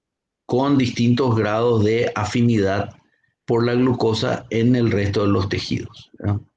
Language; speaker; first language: Spanish; native; Spanish